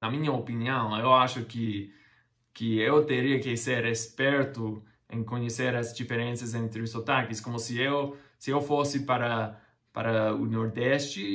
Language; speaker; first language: Portuguese; non-native, fluent; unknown